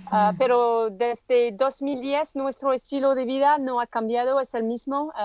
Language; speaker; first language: Spanish; non-native, learner; French